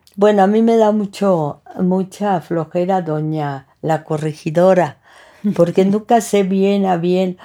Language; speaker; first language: Spanish; early bilingual, other home language; French